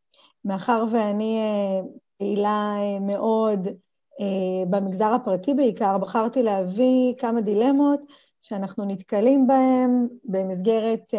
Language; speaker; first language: Hebrew; native; Hebrew